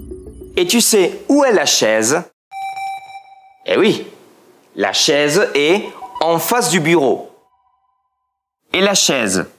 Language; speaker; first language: French; non-native, fluent; Spanish